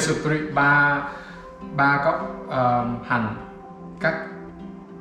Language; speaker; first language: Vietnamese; early bilingual, heritage; Vietnamese